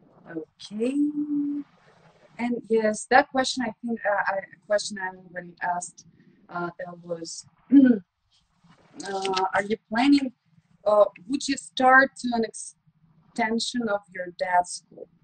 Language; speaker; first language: English; non-native, fluent; Russian